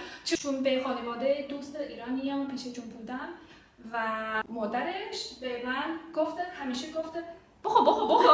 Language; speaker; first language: Persian; non-native, learner; Chinese